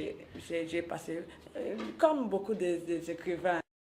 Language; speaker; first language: French; non-native, local second language; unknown